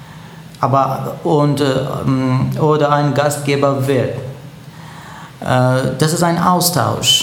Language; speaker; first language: German; non-native, learner; Persian